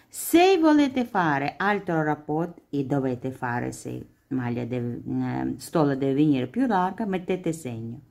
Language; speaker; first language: Italian; non-native, learner; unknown